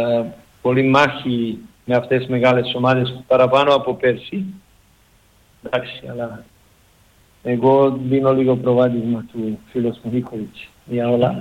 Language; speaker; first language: Greek; non-native, learner; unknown